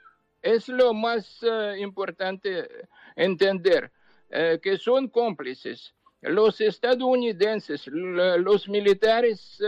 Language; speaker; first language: Spanish; non-native, fluent; Ukrainian